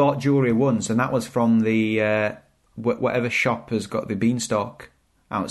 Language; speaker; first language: English; native; English